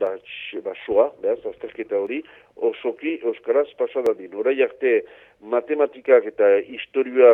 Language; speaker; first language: Basque; native; Basque